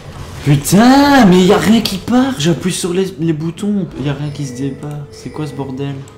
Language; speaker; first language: French; native; French